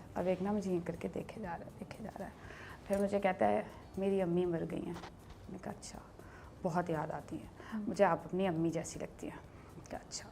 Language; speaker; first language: Urdu; native; Urdu